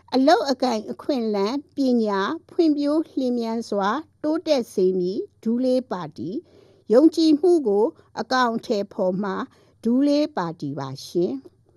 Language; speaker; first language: Burmese; non-native, local second language; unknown